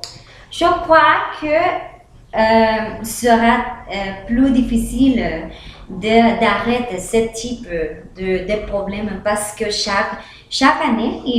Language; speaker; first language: French; non-native, learner; Spanish